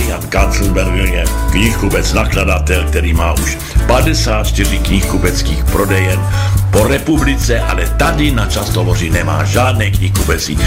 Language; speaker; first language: Czech; native; Czech